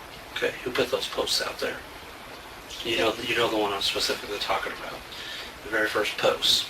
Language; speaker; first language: English; native; English